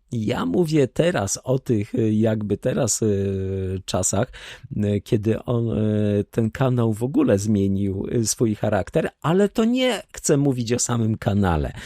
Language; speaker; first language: Polish; native; Polish